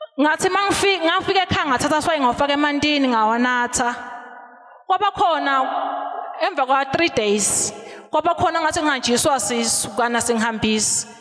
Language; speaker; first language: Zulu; non-native, local second language; Swati